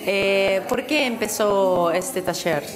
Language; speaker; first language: Spanish; non-native, learner; Japanese